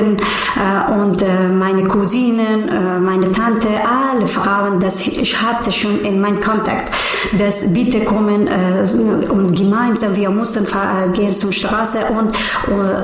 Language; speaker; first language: German; non-native, learner; Persian